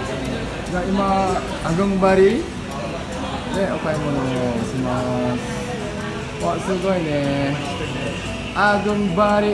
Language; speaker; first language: Japanese; non-native, fluent; Indonesian